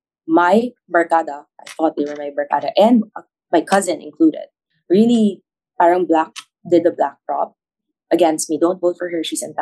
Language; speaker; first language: English; non-native, local second language; Filipino